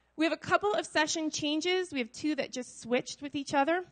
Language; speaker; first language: English; native; English